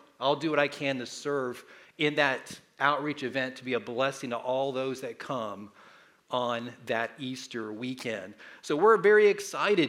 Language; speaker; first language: English; native; English